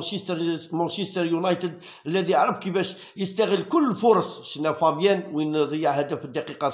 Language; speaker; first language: Arabic; native; Arabic